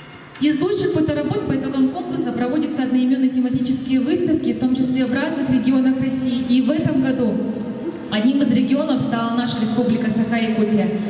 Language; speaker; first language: Russian; native; Russian